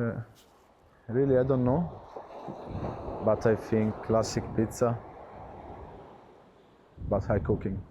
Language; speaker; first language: English; non-native, learner; Italian